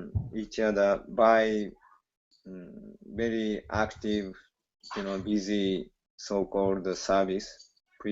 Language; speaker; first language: English; non-native, learner; Japanese